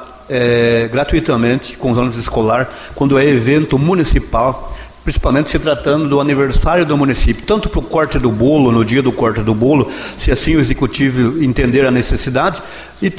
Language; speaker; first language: Portuguese; native; Portuguese